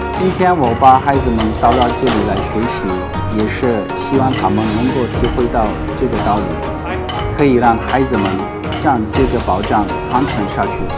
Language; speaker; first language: Chinese; non-native, fluent; Turkish